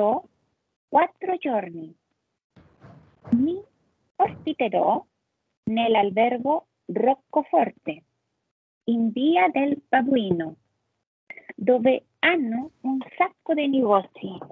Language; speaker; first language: Italian; non-native, learner; Spanish